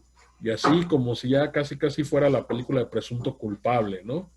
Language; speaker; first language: Spanish; native; Spanish